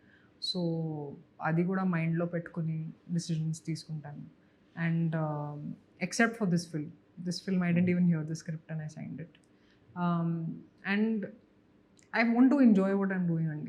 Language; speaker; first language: Telugu; non-native, local second language; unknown